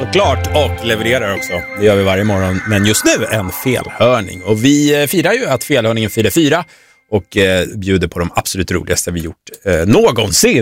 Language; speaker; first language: Swedish; native; Swedish